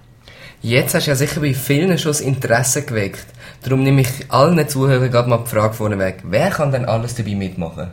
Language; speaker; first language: German; native; German